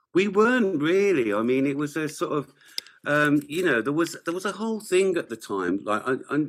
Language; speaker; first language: English; native; English